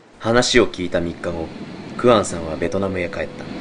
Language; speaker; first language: Japanese; native; Japanese